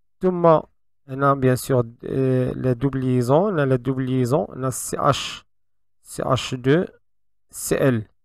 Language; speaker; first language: French; non-native, local second language; Arabic